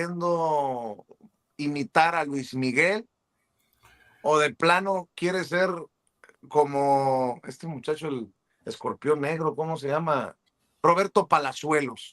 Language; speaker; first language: Spanish; native; Spanish